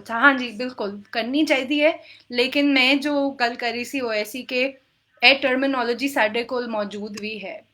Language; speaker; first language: Punjabi; non-native, local second language; Urdu